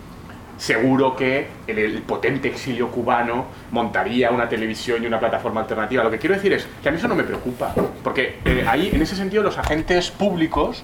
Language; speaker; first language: Spanish; native; Spanish